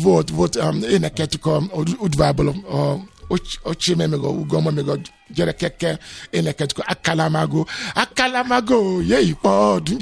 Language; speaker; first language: Hungarian; non-native, learner; Yoruba